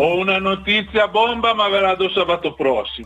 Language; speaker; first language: Italian; native; Italian